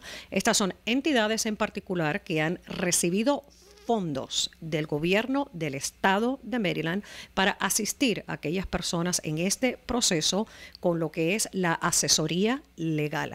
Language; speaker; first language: Spanish; native; Spanish